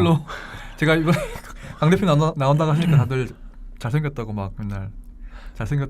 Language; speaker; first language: Korean; native; Korean